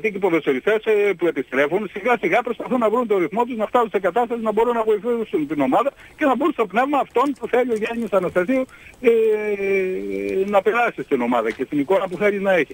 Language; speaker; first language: Greek; native; Greek